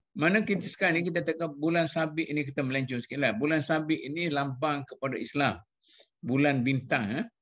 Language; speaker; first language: Malay; native; Malay